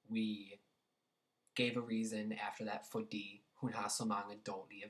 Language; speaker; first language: Danish; non-native, learner; English